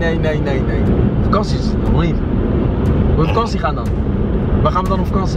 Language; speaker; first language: Dutch; native; Dutch